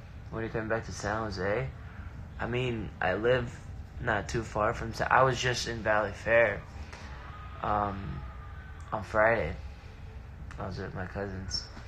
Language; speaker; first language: English; early bilingual, other home language; Spanish